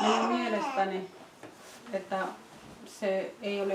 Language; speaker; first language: Finnish; non-native, fluent; Swahili